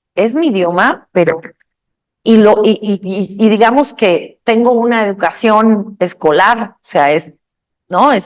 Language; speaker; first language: Spanish; native; Spanish